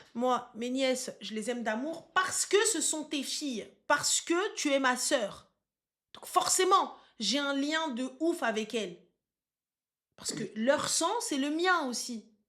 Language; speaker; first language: French; native; French